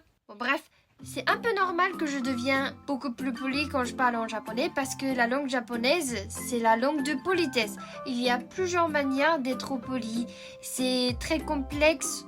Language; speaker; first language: French; non-native, fluent; Japanese